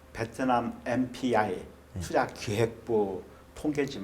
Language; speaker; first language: Korean; native; Korean